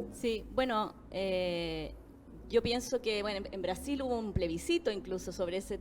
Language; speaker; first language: Spanish; native; Spanish